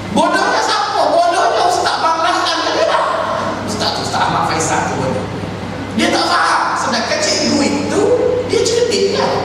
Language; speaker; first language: Malay; native; Malay